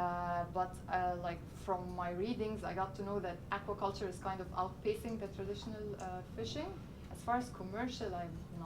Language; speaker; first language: English; non-native, local second language; Arabic